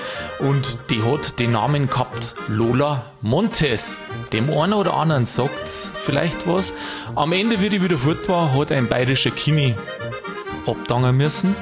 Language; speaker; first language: German; native; German